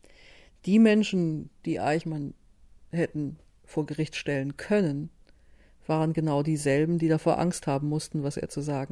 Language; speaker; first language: German; native; German